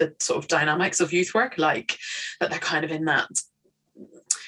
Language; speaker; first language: English; native; English